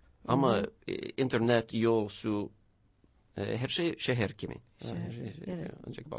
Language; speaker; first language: Azerbaijani; non-native, learner; English